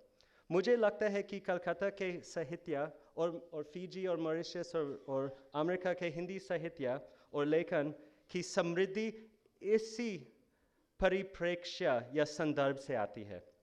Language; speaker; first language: Hindi; non-native, fluent; English